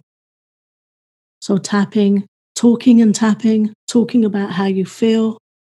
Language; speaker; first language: English; native; English